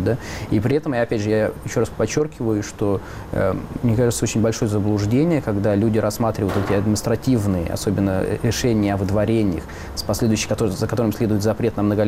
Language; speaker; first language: Russian; native; Russian